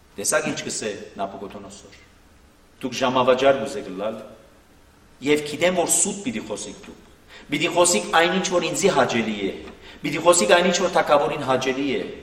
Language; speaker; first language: Armenian; native; Armenian